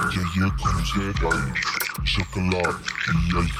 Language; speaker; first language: Russian; non-native, learner; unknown